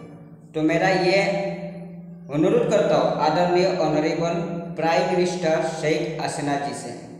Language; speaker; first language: Hindi; non-native, local second language; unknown